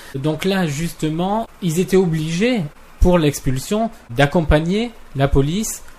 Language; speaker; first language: French; native; French